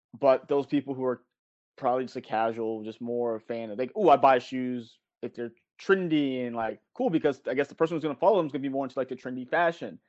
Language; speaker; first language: English; native; English